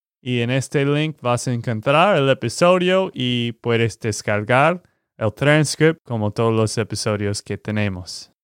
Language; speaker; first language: Spanish; non-native, fluent; English